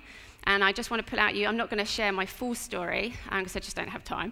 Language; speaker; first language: English; native; English